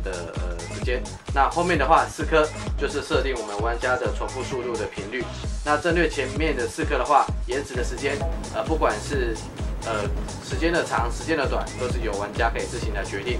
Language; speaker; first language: Chinese; native; Chinese